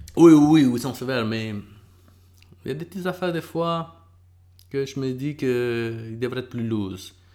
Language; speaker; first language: French; early bilingual, other home language; Spanish